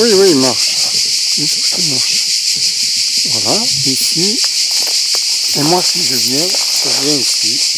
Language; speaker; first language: French; native; French